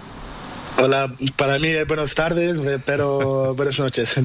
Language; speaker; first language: Spanish; non-native, learner; Portuguese